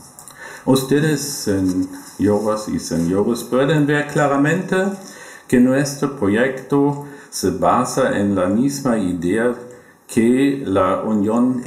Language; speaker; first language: Spanish; non-native, learner; German